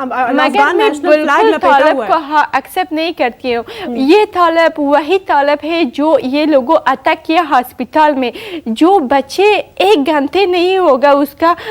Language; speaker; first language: Hindi; non-native, learner; Persian